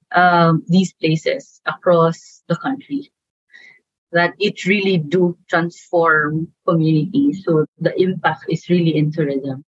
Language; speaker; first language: English; non-native, local second language; Cebuano